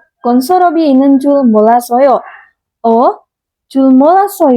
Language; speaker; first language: Korean; non-native, fluent; Indonesian